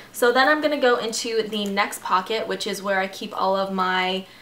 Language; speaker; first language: English; native; English